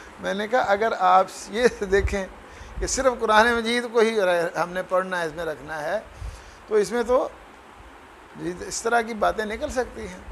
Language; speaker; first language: Urdu; non-native, local second language; Punjabi